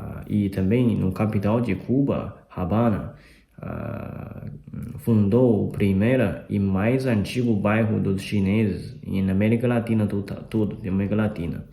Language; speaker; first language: Portuguese; non-native, fluent; Chinese